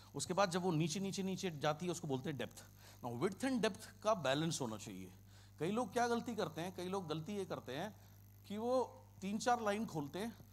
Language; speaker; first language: Hindi; non-native, local second language; Kannada